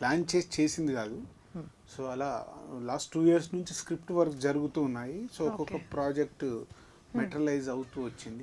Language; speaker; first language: Telugu; native; Telugu